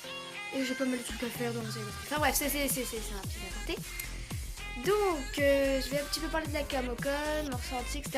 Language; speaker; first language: French; native; French